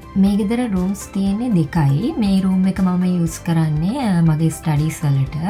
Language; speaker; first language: Sinhala; native; Sinhala